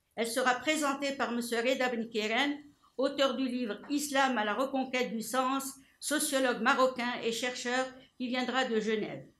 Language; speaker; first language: French; non-native, local second language; Arabic